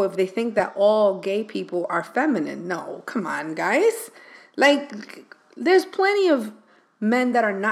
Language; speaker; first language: English; native; English